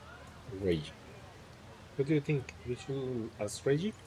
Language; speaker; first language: English; non-native, fluent; Spanish